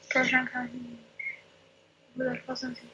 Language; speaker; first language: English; non-native, learner; Chinese